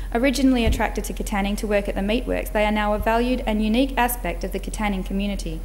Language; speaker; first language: English; native; English